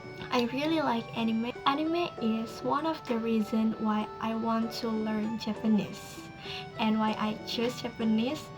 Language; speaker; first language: English; non-native, learner; Indonesian